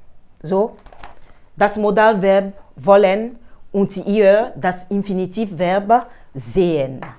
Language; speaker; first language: German; non-native, fluent; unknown